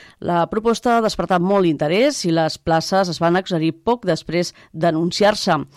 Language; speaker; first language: Catalan; native; Catalan